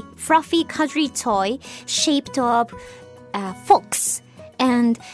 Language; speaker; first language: English; non-native, fluent; Japanese